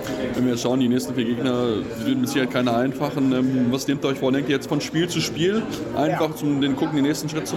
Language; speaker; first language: German; native; German